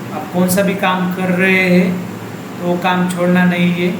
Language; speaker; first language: Hindi; non-native, local second language; Marathi